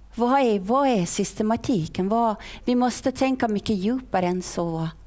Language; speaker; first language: Swedish; non-native, fluent; Persian